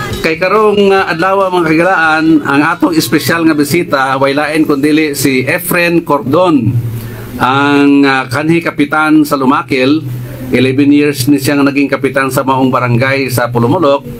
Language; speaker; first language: Cebuano; non-native, local second language; Hiligaynon